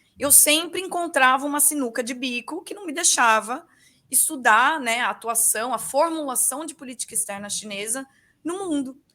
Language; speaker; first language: Portuguese; native; Portuguese